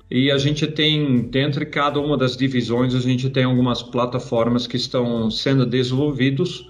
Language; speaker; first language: Portuguese; non-native, fluent; German